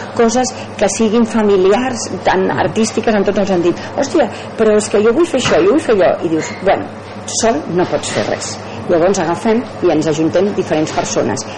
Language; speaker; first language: Catalan; native; Catalan